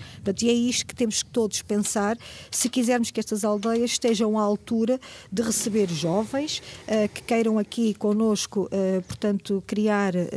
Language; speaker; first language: Portuguese; native; Portuguese